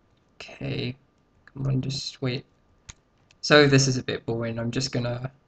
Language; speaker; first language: English; native; English